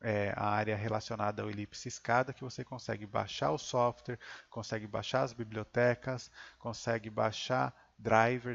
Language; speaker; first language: Portuguese; native; Portuguese